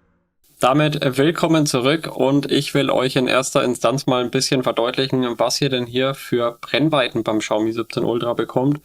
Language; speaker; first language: German; native; German